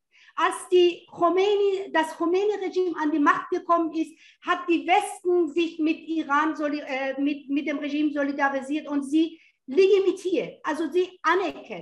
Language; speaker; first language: German; non-native, fluent; Persian